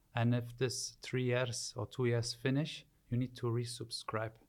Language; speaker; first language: English; early bilingual, other home language; German